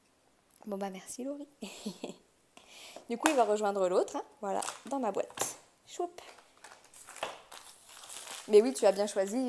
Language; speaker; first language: French; native; French